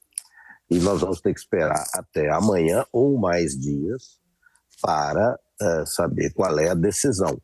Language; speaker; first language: Portuguese; native; Portuguese